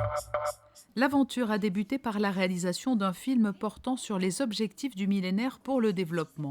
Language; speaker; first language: French; native; French